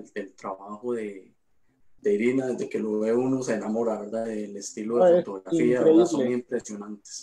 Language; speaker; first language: Spanish; native; Spanish